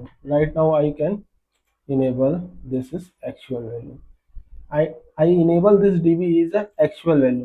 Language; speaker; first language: English; non-native, local second language; Hindi